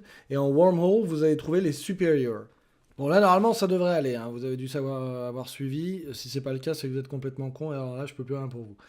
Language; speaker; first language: French; native; French